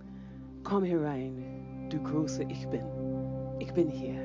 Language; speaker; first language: German; non-native, fluent; English